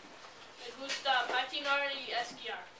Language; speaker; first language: Spanish; non-native, learner; English